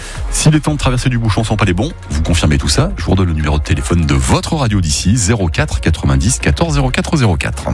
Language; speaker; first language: French; native; French